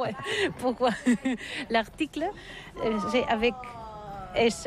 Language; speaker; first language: French; non-native, learner; Catalan